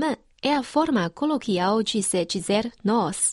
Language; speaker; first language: Portuguese; non-native, fluent; Chinese